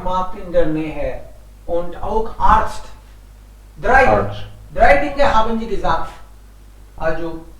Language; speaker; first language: German; non-native, fluent; Hindi